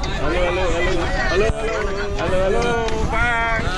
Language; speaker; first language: Indonesian; non-native, learner; Vietnamese